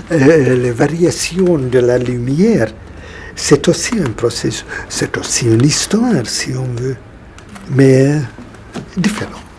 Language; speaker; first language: French; non-native, fluent; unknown